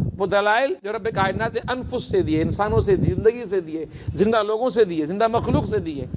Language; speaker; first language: Urdu; non-native, local second language; Sindhi